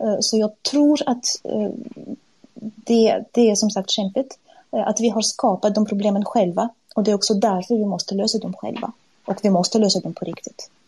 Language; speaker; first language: Swedish; non-native, fluent; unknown